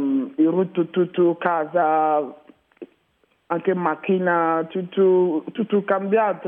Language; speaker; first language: Italian; non-native, learner; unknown